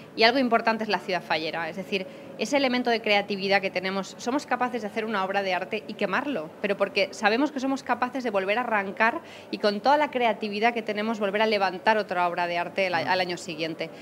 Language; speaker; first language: Spanish; native; Spanish